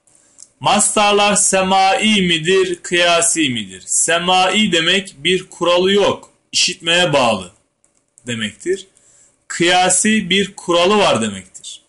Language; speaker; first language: Turkish; native; Turkish